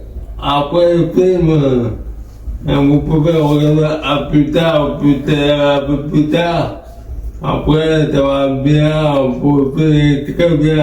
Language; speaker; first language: French; non-native, learner; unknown